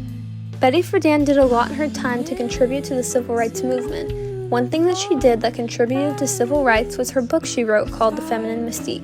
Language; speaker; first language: English; native; English